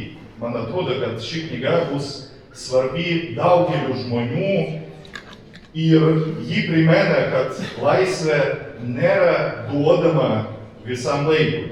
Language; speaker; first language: Lithuanian; non-native, learner; Belarusian